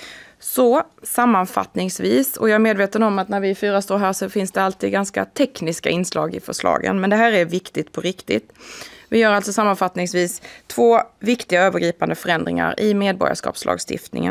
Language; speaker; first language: Swedish; native; Swedish